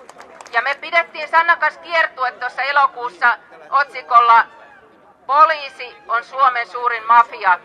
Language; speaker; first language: Finnish; native; Finnish